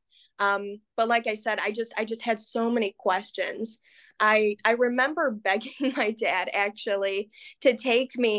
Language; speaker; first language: English; native; English